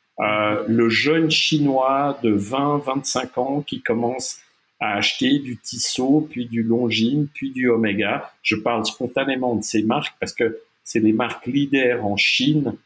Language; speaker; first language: French; non-native, local second language; German